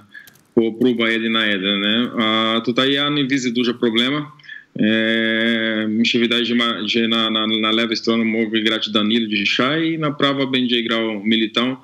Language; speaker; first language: Polish; non-native, fluent; Portuguese